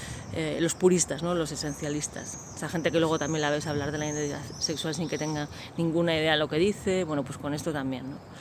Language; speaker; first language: Spanish; native; Spanish